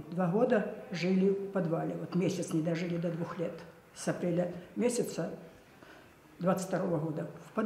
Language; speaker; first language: Russian; native; Russian